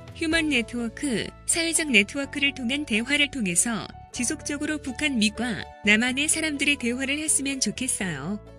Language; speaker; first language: Korean; native; Korean